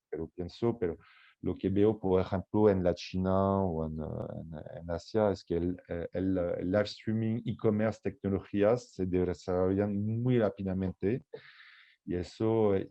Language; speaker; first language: Spanish; non-native, fluent; French